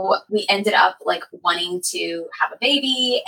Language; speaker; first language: English; native; English